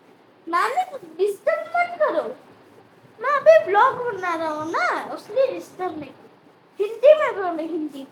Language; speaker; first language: Hindi; non-native, local second language; Odia